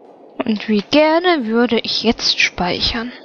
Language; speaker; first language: German; native; German